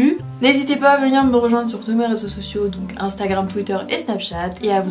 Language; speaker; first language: French; native; French